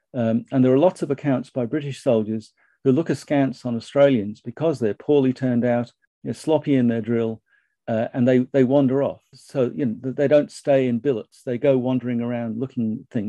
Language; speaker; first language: English; native; English